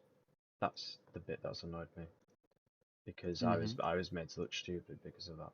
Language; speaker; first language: English; native; English